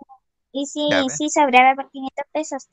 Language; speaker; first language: Spanish; native; Spanish